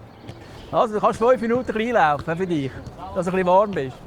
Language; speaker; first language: German; native; German